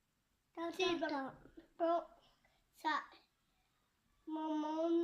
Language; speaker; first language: French; native; French